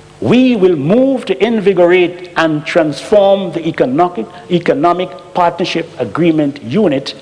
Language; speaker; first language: English; native; English